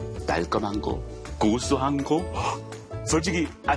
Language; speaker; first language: Korean; non-native, learner; English